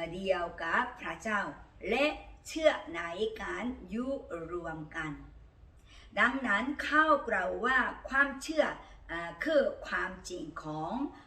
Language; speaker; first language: Thai; non-native, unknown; Korean